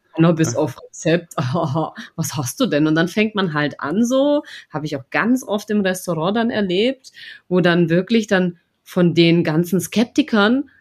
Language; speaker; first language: German; non-native, fluent; Russian